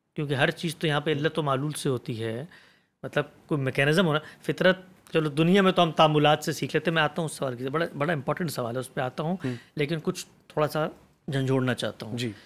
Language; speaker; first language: Urdu; native; Urdu